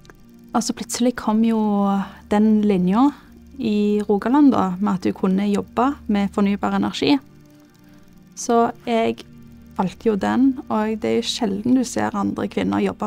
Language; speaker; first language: Norwegian; early bilingual, other home language; Bosnian